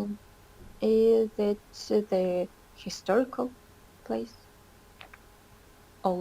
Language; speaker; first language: English; non-native, learner; Russian